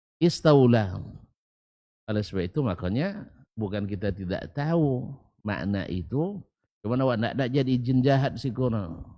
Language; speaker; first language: Malay; native; Malay